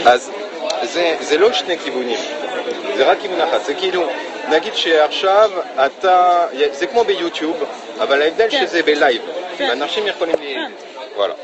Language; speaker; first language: Hebrew; non-native, fluent; French